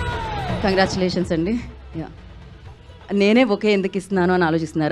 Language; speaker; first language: Telugu; native; Telugu